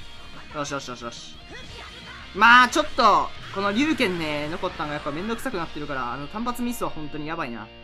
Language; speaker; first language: Japanese; native; Japanese